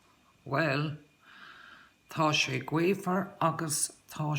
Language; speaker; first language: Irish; non-native, local second language; English